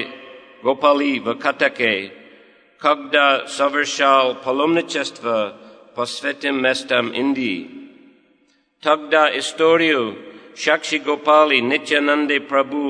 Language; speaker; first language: Russian; non-native, fluent; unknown